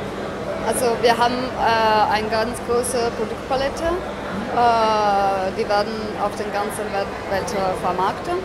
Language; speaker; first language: German; non-native, fluent; Italian